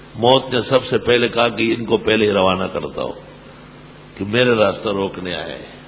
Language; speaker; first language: Urdu; non-native, local second language; Pashto